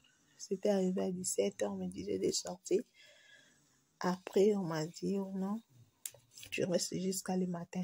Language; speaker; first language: French; non-native, local second language; Lingala